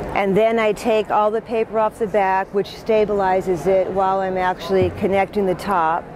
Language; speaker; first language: English; native; English